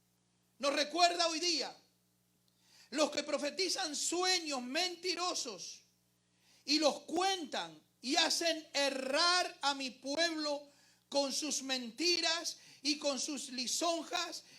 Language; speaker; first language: Spanish; native; Spanish